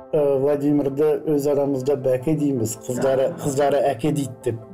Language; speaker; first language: Kazakh; non-native, local second language; Russian